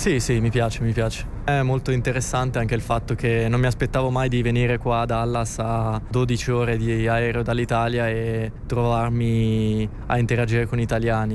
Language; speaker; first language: Italian; native; Italian